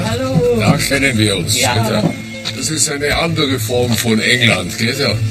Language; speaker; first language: German; non-native, fluent; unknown